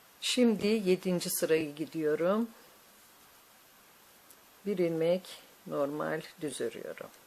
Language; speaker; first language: Turkish; native; Turkish